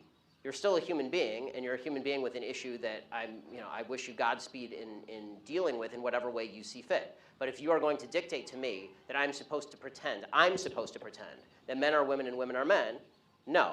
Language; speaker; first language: English; native; English